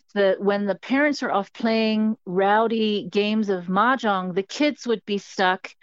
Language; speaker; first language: English; non-native, local second language; Cantonese